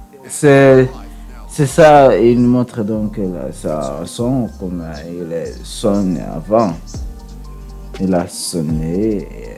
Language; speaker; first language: French; non-native, learner; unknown